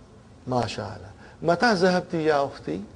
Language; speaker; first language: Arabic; non-native, fluent; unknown